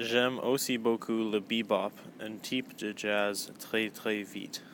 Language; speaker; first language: French; non-native, local second language; English